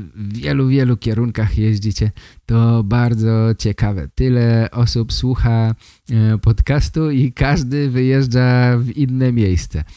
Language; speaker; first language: Polish; native; Polish